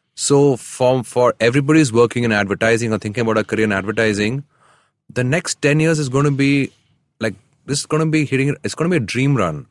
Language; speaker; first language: English; non-native, local second language; Tamil